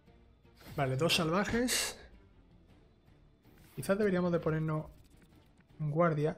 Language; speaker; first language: Spanish; native; Spanish